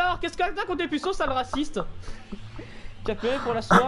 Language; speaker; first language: French; native; French